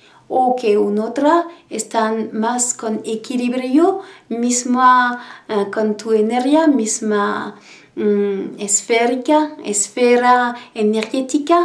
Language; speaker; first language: Spanish; non-native, learner; French